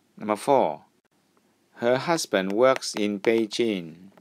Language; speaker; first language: English; non-native, local second language; Cantonese